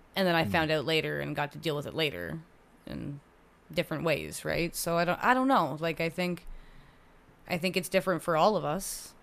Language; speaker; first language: English; native; English